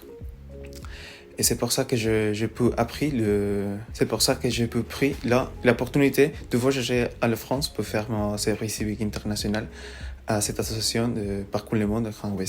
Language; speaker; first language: French; non-native, learner; Spanish